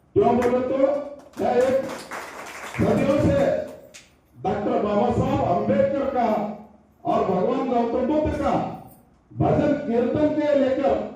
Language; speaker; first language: Hindi; non-native, local second language; Kannada